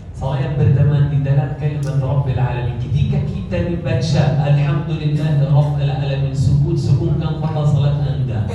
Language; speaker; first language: Malay; non-native, learner; Arabic